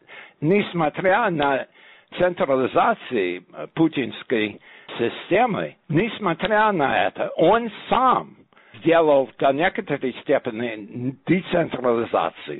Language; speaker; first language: Russian; non-native, fluent; English